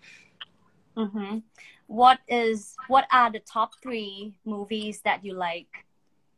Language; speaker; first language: English; non-native, fluent; Thai